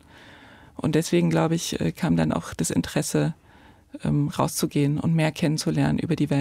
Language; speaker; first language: German; native; German